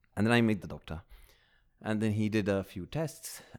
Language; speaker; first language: English; early bilingual, other home language; Malayalam